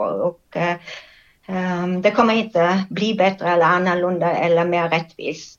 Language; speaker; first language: Swedish; non-native, fluent; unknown